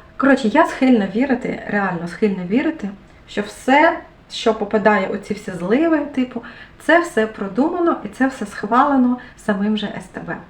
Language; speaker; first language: Ukrainian; native; Ukrainian